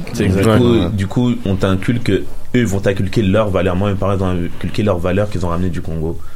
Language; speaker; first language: French; native; French